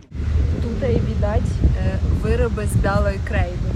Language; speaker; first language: Polish; non-native, learner; Russian